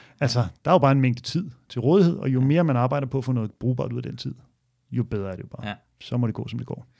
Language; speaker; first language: Danish; native; Danish